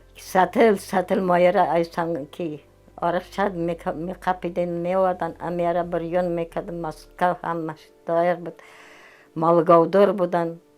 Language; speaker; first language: Tajik; non-native, fluent; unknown